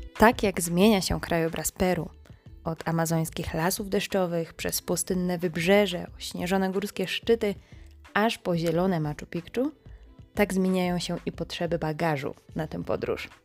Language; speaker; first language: Polish; native; Polish